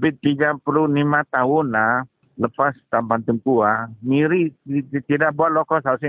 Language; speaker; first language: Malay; non-native, local second language; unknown